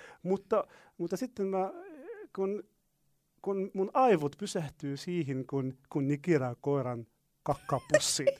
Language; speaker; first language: Finnish; non-native, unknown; Arabic